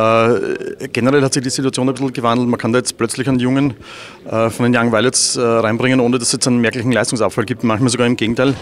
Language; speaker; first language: German; native; German